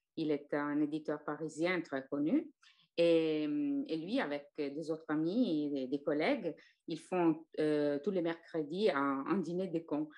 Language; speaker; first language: French; non-native, fluent; Italian